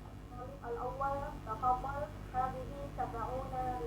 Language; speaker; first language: Arabic; non-native, learner; Indonesian